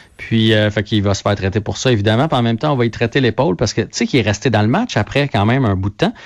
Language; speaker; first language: French; native; French